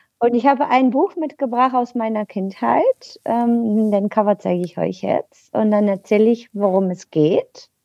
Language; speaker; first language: German; non-native, fluent; Bulgarian